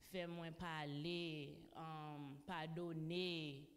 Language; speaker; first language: French; non-native, local second language; Haitian Creole